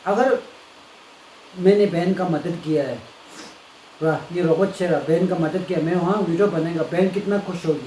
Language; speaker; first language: Hindi; non-native, local second language; Tibetan